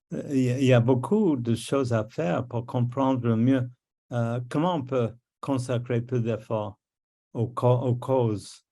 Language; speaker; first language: French; non-native, local second language; English